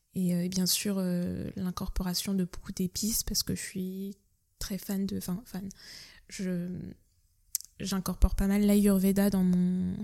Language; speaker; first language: French; native; French